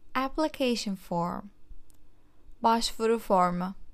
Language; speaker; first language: English; non-native, fluent; Turkish